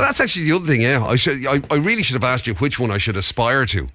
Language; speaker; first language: English; native; English